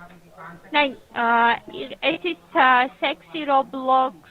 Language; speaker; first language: German; non-native, fluent; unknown